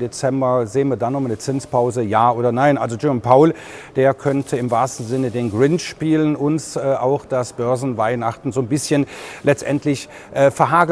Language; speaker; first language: German; native; German